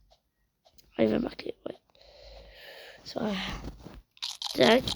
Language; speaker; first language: French; native; French